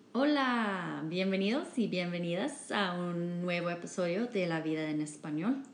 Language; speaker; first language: Spanish; non-native, fluent; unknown